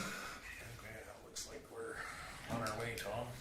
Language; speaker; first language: English; native; English